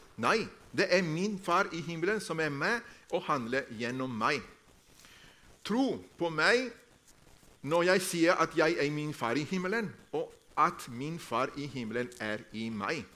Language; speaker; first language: Norwegian; non-native, fluent; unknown